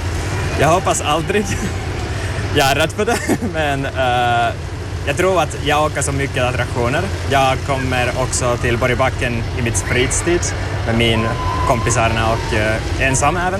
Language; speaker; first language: Swedish; non-native, learner; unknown